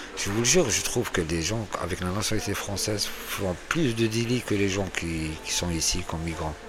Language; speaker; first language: French; non-native, local second language; Arabic